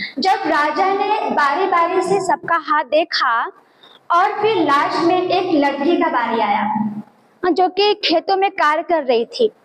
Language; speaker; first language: Hindi; native; Hindi